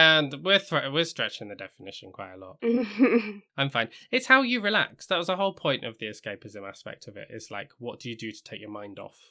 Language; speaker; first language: English; native; English